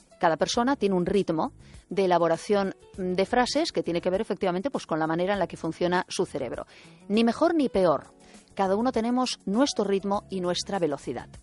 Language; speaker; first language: Spanish; native; Spanish